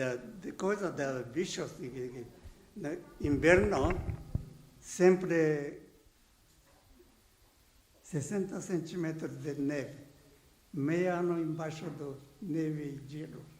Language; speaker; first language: Portuguese; non-native, learner; Japanese